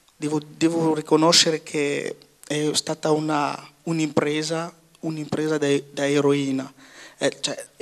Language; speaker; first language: Italian; non-native, fluent; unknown